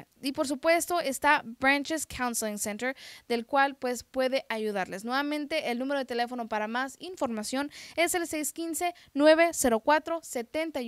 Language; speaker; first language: Spanish; native; Spanish